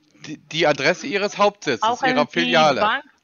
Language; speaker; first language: German; native; German